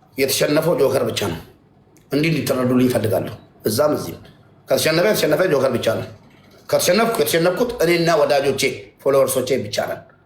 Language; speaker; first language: Amharic; non-native, local second language; Oromo